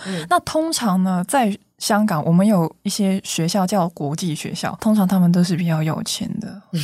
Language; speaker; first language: Chinese; non-native, local second language; Cantonese